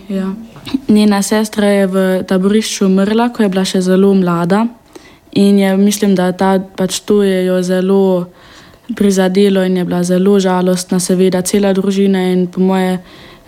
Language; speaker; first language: Slovenian; native; Slovenian